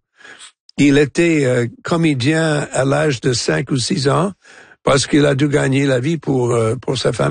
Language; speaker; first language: French; non-native, local second language; English